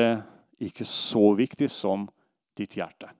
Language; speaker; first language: Norwegian; non-native, fluent; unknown